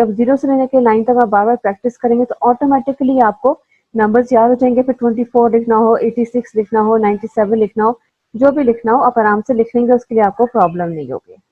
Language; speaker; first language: Urdu; native; Urdu